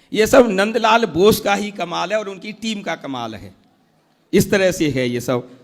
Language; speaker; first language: Hindi; native; Hindi